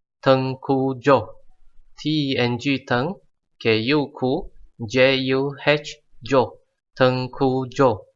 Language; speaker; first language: Malay; non-native, local second language; Chinese